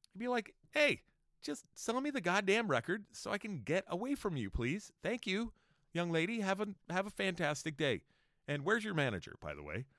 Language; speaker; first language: English; native; English